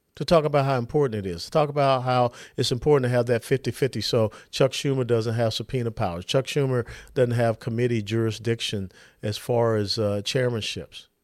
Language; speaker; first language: English; native; English